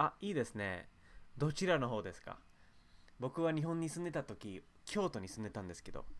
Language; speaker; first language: Japanese; non-native, fluent; English